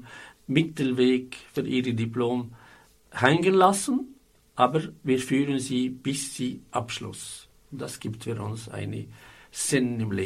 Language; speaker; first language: German; non-native, fluent; Arabic